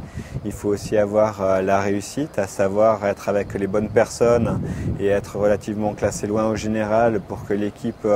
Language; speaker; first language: French; native; French